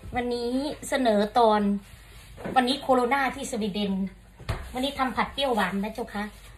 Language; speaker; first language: Thai; native; Thai